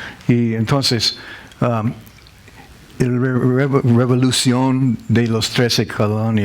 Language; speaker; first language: Spanish; non-native, learner; English